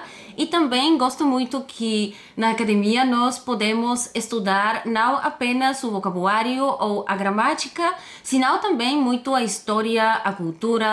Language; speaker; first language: Portuguese; non-native, fluent; Bulgarian